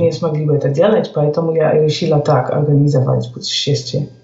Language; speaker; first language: Russian; non-native, fluent; German